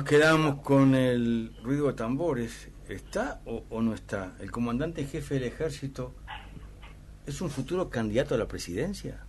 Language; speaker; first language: Spanish; native; Spanish